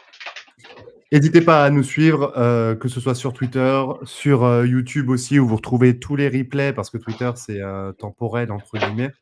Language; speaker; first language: French; native; French